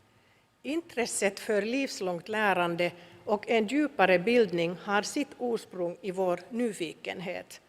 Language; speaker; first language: Swedish; non-native, local second language; Finnish